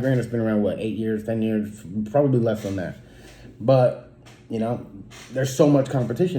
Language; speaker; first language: English; native; English